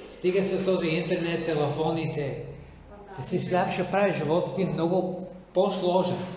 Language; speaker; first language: Bulgarian; non-native, fluent; English